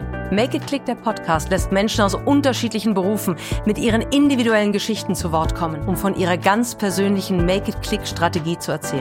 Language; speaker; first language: German; native; German